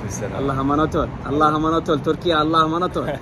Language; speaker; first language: Turkish; non-native, learner; Arabic